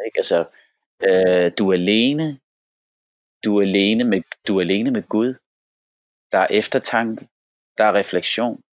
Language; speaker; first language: Danish; early bilingual, other home language; Arabic